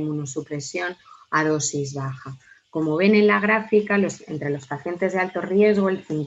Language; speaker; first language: Spanish; native; Spanish